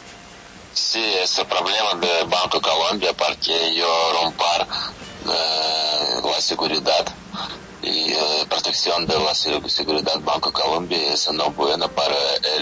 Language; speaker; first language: Spanish; non-native, learner; Russian